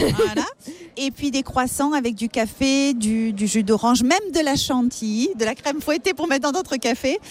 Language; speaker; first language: French; native; French